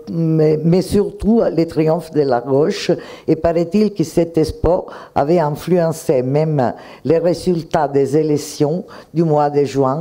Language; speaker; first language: French; non-native, fluent; Italian